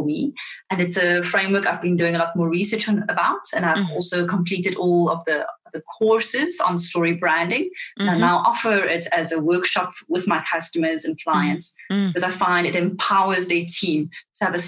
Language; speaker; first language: English; non-native, local second language; Afrikaans